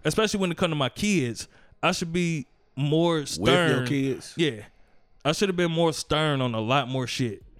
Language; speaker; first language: English; native; English